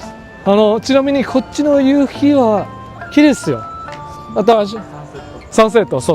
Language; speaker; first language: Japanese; non-native, fluent; Chinese